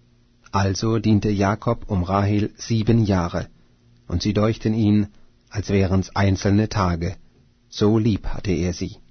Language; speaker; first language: German; native; German